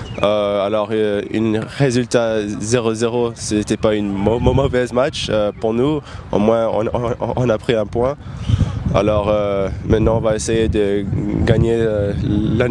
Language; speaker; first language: French; non-native, fluent; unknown